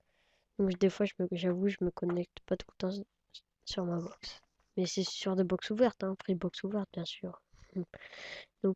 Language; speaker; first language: French; native; French